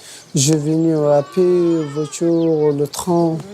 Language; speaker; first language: French; non-native, learner; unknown